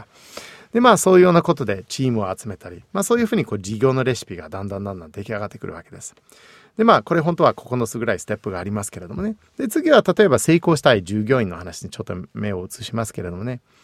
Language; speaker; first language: Japanese; non-native, fluent; English